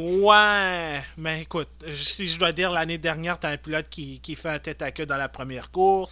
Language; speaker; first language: French; native; French